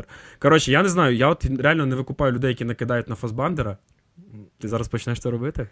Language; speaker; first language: Ukrainian; native; Ukrainian